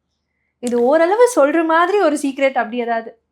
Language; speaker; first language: Tamil; native; Tamil